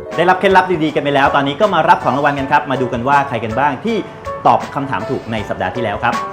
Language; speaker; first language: Thai; native; Thai